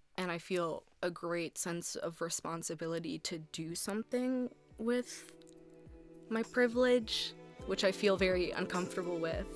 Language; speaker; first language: English; early bilingual, heritage; English